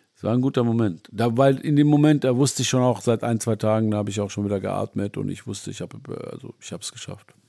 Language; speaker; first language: German; native; German